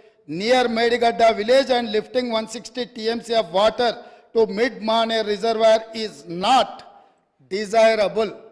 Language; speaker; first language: English; non-native, local second language; Telugu